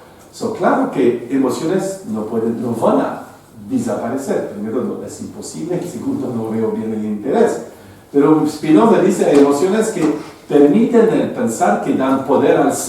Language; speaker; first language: Spanish; non-native, fluent; French